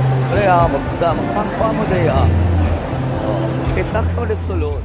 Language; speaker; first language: Cebuano; non-native, fluent; Korean